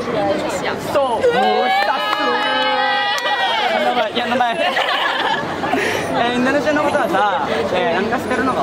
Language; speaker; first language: Japanese; non-native, learner; Indonesian